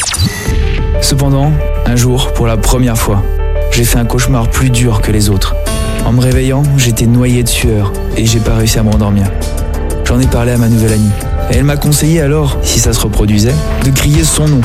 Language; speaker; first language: French; native; French